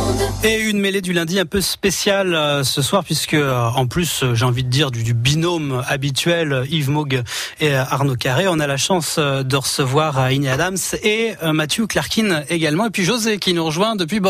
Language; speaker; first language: French; native; French